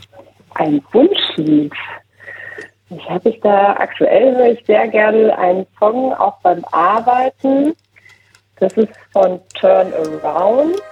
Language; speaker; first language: German; native; German